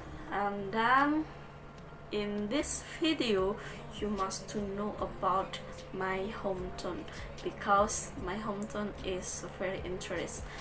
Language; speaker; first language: English; non-native, learner; Balinese